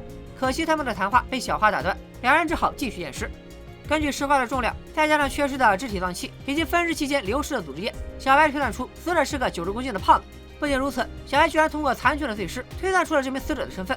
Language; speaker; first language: Chinese; native; Chinese